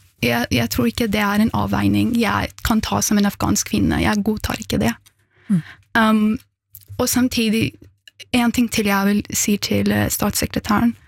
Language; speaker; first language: Norwegian; early bilingual, other home language; Persian